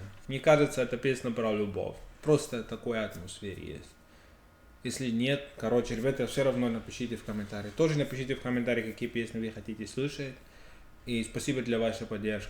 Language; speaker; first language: Russian; non-native, learner; English